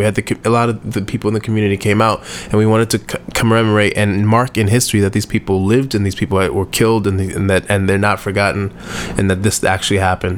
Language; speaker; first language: English; native; English